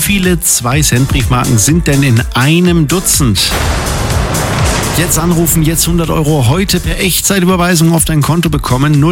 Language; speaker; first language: German; native; German